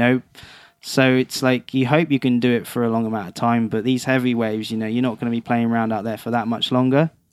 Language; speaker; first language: English; native; English